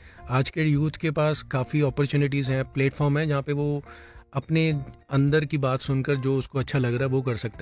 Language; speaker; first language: Hindi; native; Hindi